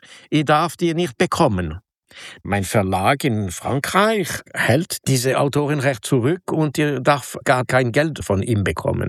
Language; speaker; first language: German; non-native, local second language; French